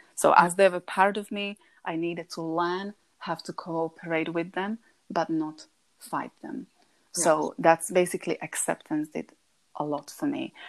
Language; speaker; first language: English; non-native, fluent; Slovak